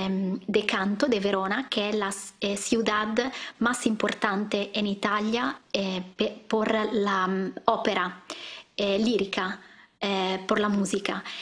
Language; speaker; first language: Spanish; non-native, learner; Italian